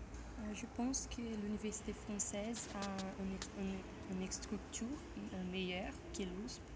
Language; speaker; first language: French; non-native, fluent; Portuguese